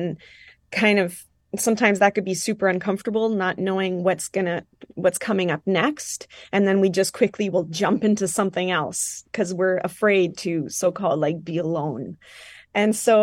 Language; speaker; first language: English; non-native, fluent; French